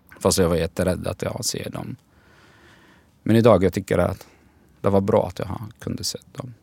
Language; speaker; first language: Swedish; non-native, fluent; Arabic